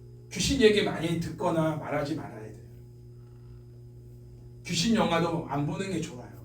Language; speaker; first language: Korean; native; Korean